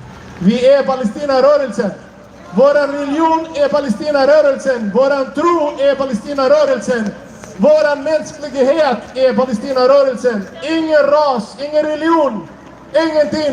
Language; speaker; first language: Swedish; non-native, fluent; Arabic